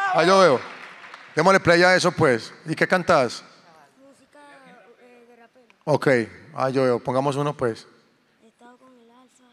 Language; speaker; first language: Spanish; native; Spanish